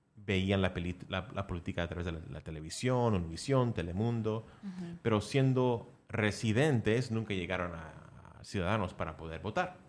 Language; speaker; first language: Spanish; early bilingual, heritage; Spanish